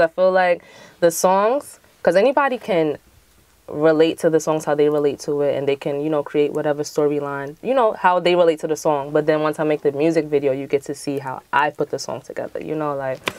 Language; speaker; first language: English; native; English